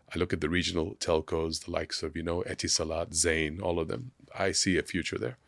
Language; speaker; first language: English; non-native, local second language; Sindhi